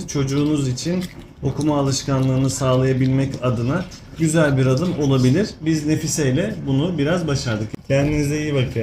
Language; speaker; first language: Turkish; native; Turkish